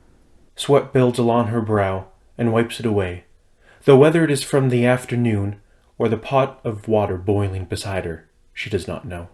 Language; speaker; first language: English; native; English